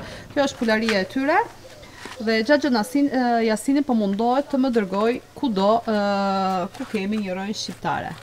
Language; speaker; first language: Albanian; native; Albanian